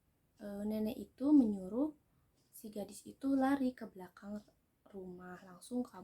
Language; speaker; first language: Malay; non-native, local second language; Sundanese